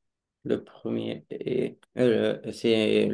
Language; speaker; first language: French; non-native, learner; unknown